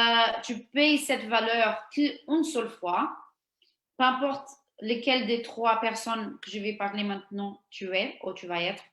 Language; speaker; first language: French; non-native, fluent; Portuguese